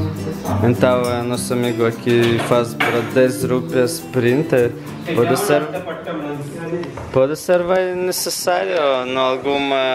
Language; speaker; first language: Portuguese; non-native, learner; Russian